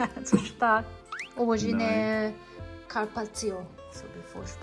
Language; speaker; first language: German; non-native, learner; Korean